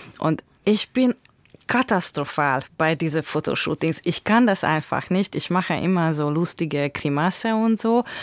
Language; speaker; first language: German; non-native, fluent; Hungarian